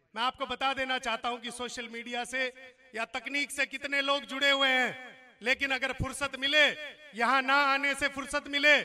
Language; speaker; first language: Hindi; non-native, local second language; Marwari